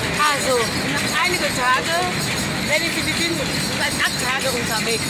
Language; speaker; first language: German; non-native, fluent; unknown